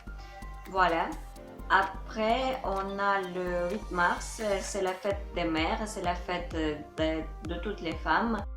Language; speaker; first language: French; non-native, fluent; Russian